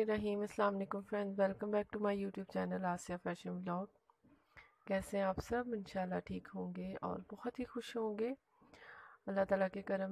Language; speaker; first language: Hindi; native; Hindi